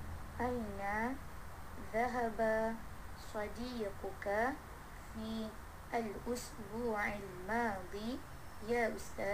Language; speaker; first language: Arabic; non-native, learner; Malay